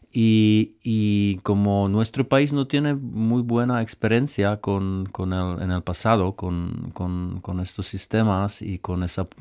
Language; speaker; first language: Spanish; non-native, fluent; Czech